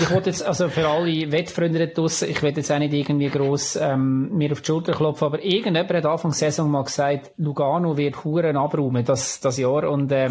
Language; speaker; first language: German; native; German